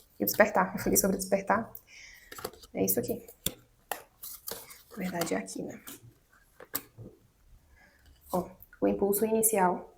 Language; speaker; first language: Portuguese; native; Portuguese